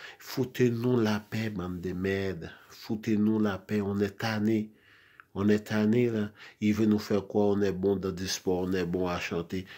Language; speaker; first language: French; non-native, local second language; Haitian Creole